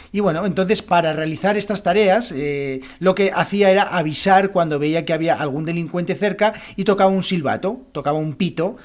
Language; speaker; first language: Spanish; native; Spanish